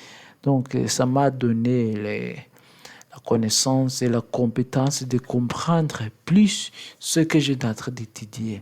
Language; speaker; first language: French; non-native, learner; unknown